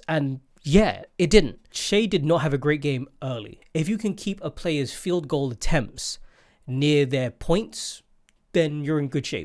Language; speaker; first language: English; native; English